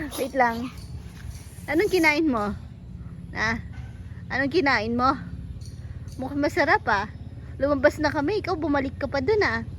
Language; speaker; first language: Filipino; native; Filipino